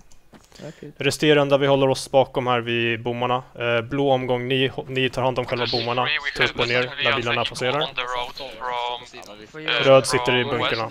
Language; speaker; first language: Swedish; native; Swedish